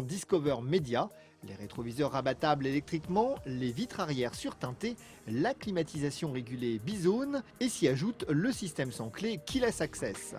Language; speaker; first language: French; native; French